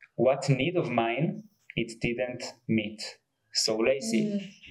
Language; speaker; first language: English; non-native, fluent; Hebrew